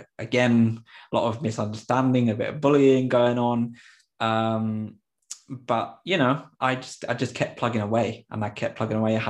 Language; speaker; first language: English; early bilingual, other home language; Spanish